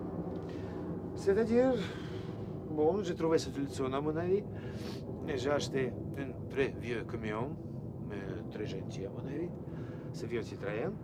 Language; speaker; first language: French; non-native, learner; Russian